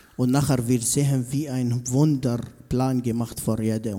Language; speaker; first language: German; non-native, learner; Arabic